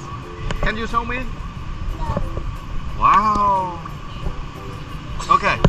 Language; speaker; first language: English; non-native, learner; Vietnamese